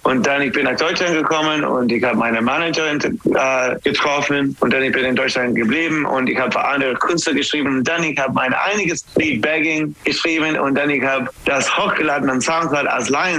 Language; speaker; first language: German; non-native, fluent; English